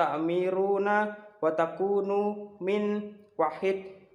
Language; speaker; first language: Arabic; non-native, learner; Indonesian